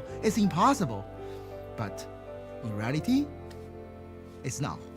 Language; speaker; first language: English; non-native, learner; Chinese